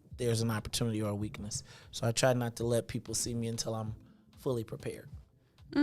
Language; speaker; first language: English; native; English